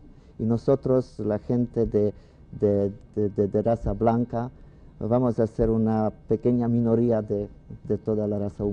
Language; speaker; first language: Spanish; non-native, fluent; Polish